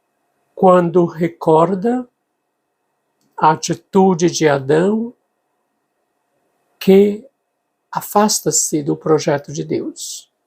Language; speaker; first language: Portuguese; native; Portuguese